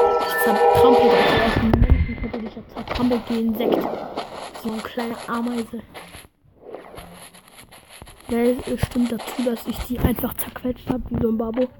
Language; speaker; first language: German; early bilingual, other home language; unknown